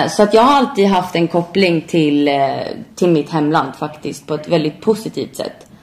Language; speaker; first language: Swedish; early bilingual, other home language; Albanian